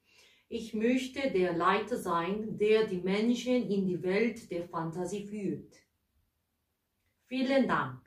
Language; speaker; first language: German; non-native, learner; Korean